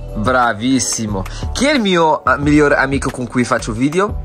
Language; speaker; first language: Italian; native; Italian